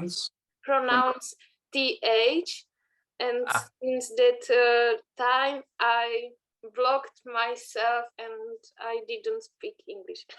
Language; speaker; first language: English; non-native, learner; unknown